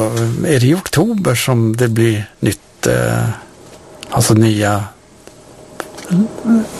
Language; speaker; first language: Swedish; native; Swedish